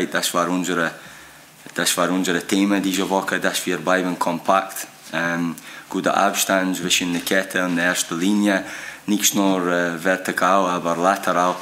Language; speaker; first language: German; non-native, fluent; English